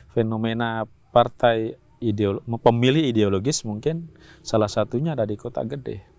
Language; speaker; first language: Indonesian; non-native, local second language; Javanese